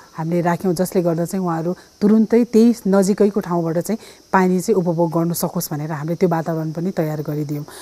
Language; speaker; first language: Nepali; native; Nepali